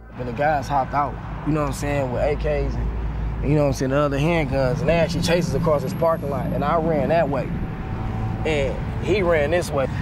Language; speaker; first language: English; native; English